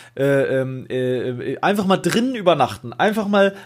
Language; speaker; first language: German; native; German